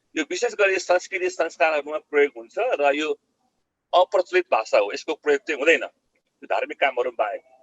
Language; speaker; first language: Nepali; non-native, local second language; Eastern Tamang